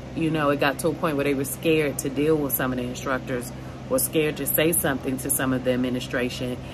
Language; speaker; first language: English; native; English